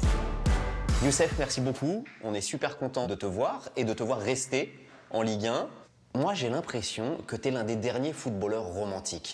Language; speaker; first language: French; native; French